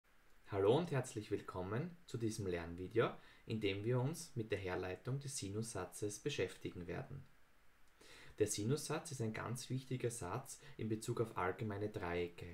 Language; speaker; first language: German; native; German